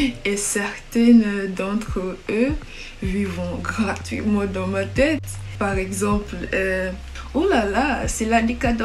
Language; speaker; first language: French; non-native, learner; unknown